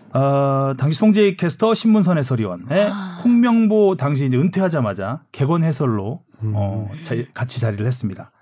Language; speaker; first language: Korean; native; Korean